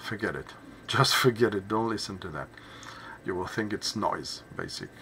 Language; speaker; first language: English; non-native, fluent; French